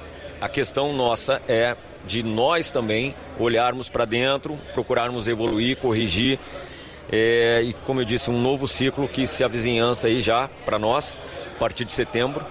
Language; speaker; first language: Portuguese; native; Portuguese